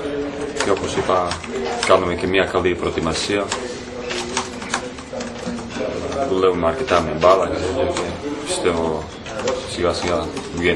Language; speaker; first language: Greek; non-native, fluent; Croatian